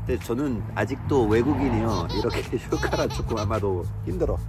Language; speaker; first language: Korean; non-native, learner; French